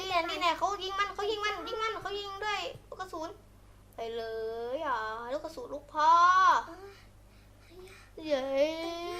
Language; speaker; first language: Thai; native; Thai